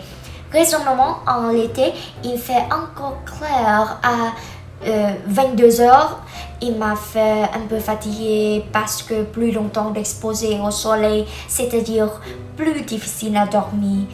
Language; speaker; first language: French; non-native, learner; Vietnamese